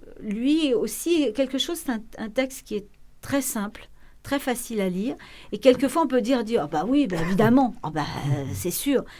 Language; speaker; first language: French; native; French